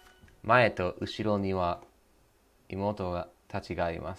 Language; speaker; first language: Japanese; non-native, learner; English